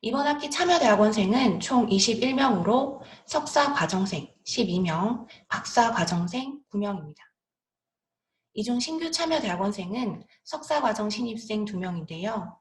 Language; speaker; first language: Korean; native; Korean